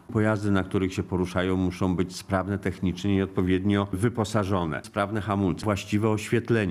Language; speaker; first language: Polish; native; Polish